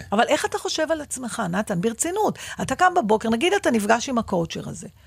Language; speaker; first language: Hebrew; native; Hebrew